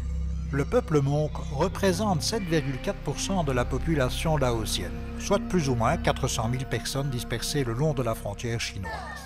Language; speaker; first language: French; native; French